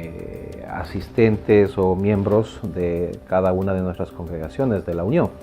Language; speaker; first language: Spanish; native; Spanish